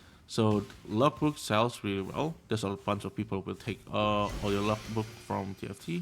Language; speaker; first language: English; non-native, fluent; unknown